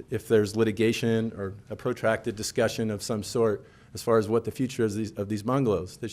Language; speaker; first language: English; native; English